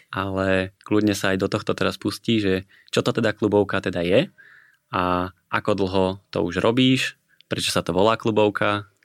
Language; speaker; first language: Slovak; native; Slovak